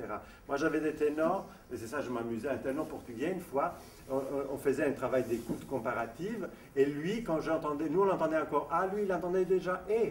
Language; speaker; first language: French; non-native, fluent; Italian